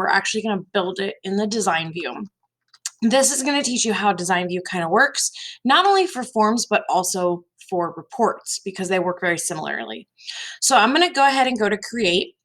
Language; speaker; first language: English; native; English